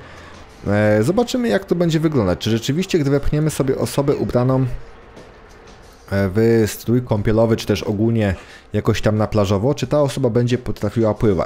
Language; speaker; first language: Polish; native; Polish